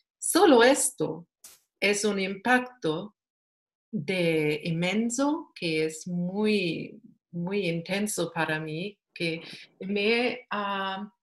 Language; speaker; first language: Spanish; non-native, learner; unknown